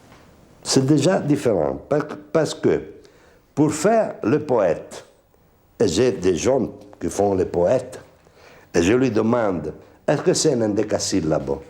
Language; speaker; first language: French; non-native, fluent; Italian